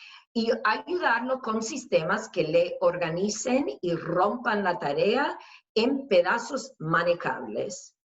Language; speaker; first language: Spanish; non-native, fluent; English